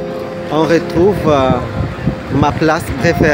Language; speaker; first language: French; non-native, fluent; Russian